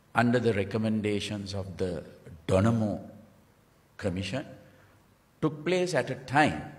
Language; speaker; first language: English; non-native, local second language; Sinhala